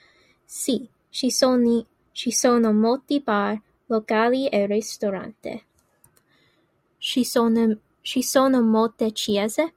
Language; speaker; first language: Italian; non-native, learner; English